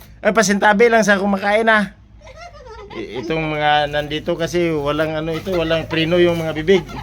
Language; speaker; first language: Filipino; non-native, local second language; Cebuano